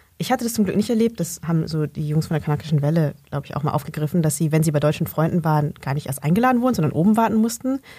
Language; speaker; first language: German; early bilingual, other home language; Vietnamese